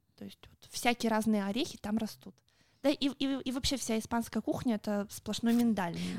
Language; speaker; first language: Russian; native; Russian